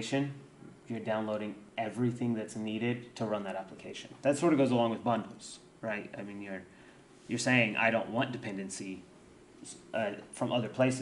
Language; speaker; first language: English; native; English